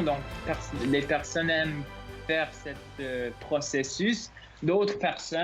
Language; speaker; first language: French; non-native, local second language; English